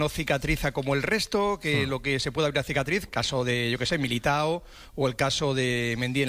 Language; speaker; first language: Spanish; native; Spanish